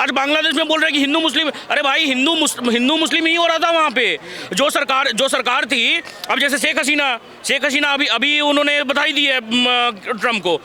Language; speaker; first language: Hindi; native; Hindi